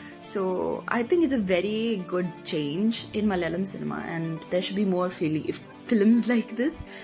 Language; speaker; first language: English; non-native, local second language; Malayalam